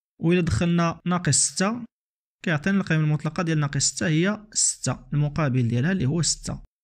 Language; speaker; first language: Arabic; native; Arabic